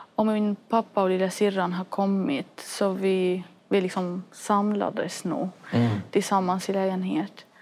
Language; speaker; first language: Swedish; non-native, fluent; Arabic